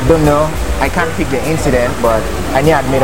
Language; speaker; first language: English; non-native, local second language; Yoruba